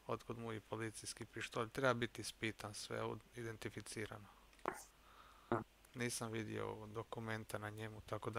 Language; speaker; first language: Serbian; native; Serbian